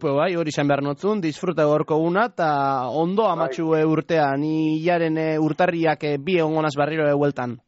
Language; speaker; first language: Basque; native; Basque